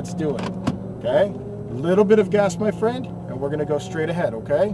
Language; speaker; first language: English; native; English